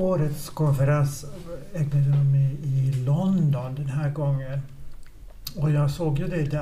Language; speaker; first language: Swedish; native; Swedish